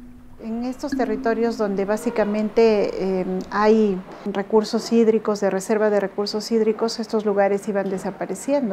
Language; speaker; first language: Spanish; native; Spanish